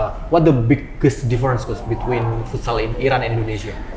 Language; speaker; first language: English; non-native, learner; Indonesian